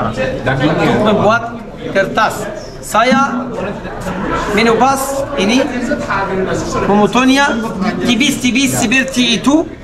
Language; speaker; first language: Indonesian; non-native, learner; Arabic